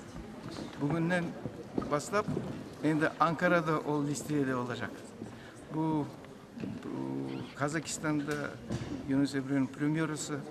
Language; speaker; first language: Turkish; non-native, learner; Kazakh